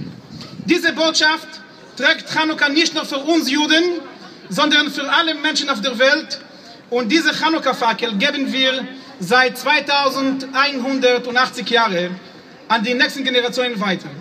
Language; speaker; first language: German; non-native, fluent; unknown